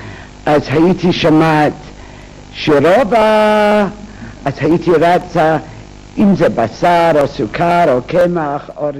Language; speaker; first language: Hebrew; non-native, fluent; English